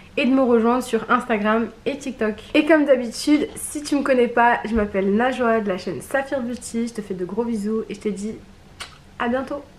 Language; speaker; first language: French; early bilingual, other home language; Arabic